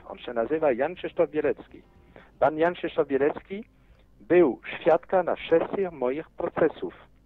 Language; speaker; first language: Polish; non-native, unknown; French